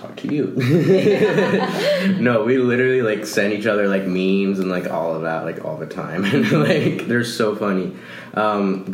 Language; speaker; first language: English; early bilingual, other home language; Spanish